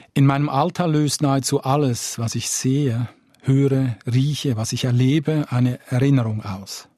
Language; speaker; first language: German; native; German